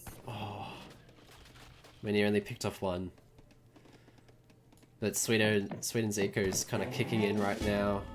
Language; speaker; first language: English; native; English